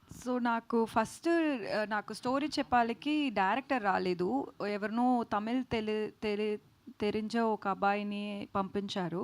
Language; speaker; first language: Telugu; non-native, learner; Tamil